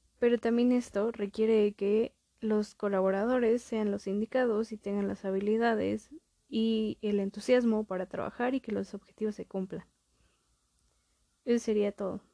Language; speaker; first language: Spanish; native; Spanish